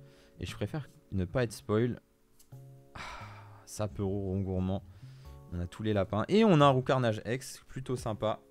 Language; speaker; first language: French; native; French